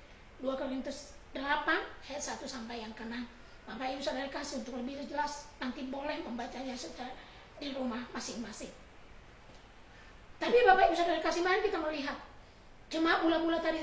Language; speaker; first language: Indonesian; native; Indonesian